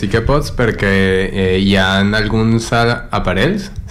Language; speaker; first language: Catalan; non-native, learner; Spanish